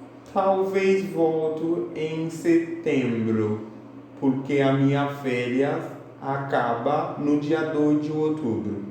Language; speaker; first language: Portuguese; non-native, fluent; Haitian Creole